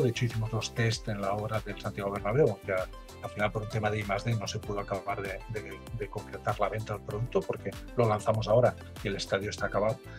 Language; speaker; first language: Spanish; native; Spanish